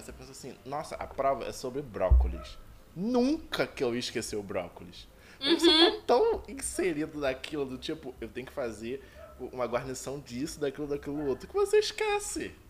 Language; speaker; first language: Portuguese; native; Portuguese